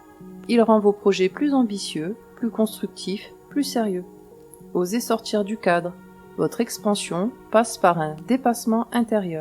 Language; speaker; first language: French; native; French